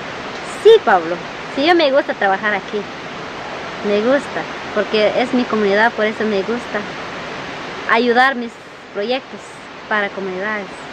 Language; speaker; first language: Spanish; non-native, local second language; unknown